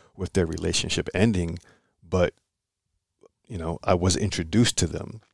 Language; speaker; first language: English; native; English